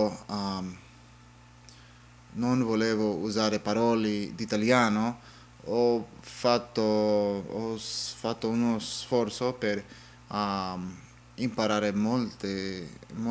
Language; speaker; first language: Italian; non-native, learner; English